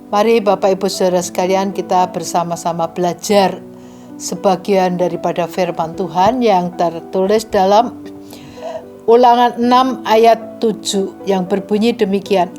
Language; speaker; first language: Indonesian; native; Indonesian